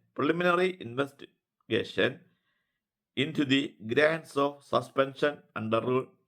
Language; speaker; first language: English; non-native, local second language; Malayalam